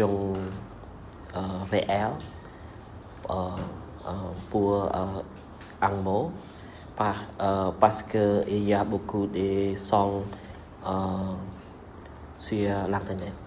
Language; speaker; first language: French; non-native, learner; Vietnamese